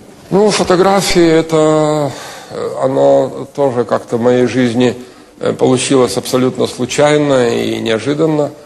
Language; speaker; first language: Russian; non-native, fluent; Lithuanian